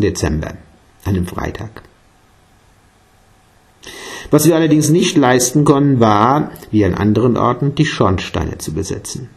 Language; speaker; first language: German; native; German